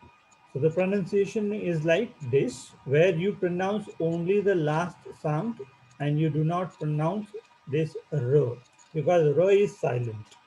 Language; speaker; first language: English; non-native, local second language; Marathi